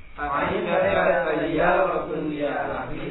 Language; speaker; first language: Arabic; non-native, learner; Indonesian